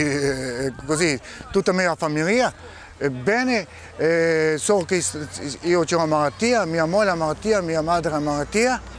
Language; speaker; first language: Italian; non-native, learner; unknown